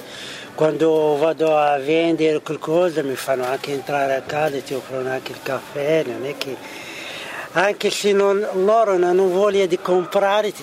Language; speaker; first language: Italian; non-native, fluent; Arabic